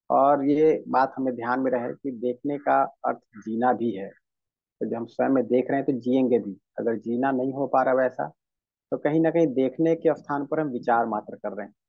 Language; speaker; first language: Hindi; native; Hindi